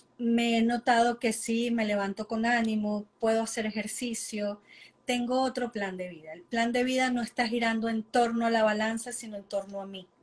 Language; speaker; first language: Spanish; native; Spanish